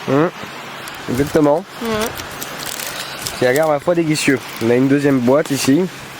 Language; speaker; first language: French; native; French